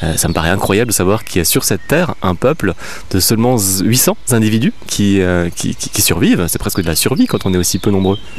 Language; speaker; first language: French; native; French